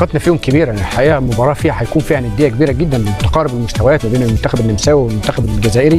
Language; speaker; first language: Arabic; native; Arabic